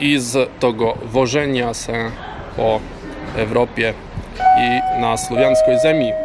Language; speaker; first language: Polish; non-native, learner; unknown